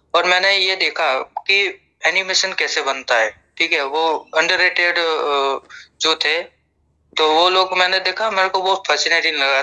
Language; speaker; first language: Hindi; non-native, local second language; Gujarati